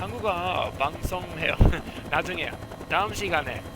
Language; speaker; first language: Korean; non-native, learner; English